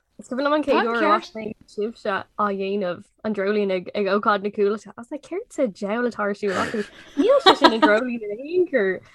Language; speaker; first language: Irish; non-native, local second language; English